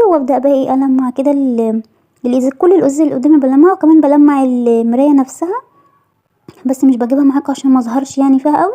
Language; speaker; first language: Arabic; native; Arabic